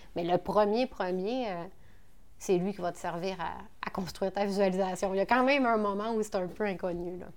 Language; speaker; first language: French; native; French